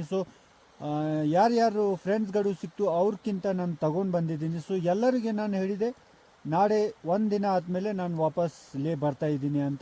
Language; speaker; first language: Kannada; non-native, fluent; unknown